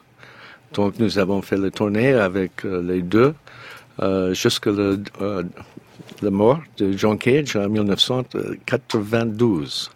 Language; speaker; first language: French; non-native, learner; English